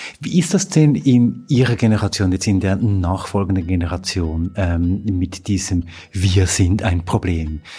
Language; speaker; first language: German; native; German